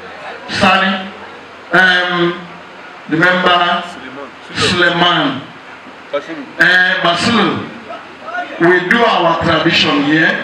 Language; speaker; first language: English; non-native, local second language; Igbo